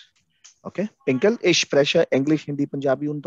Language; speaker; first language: German; non-native, fluent; Hindi